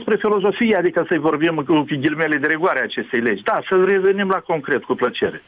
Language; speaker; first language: Romanian; native; Romanian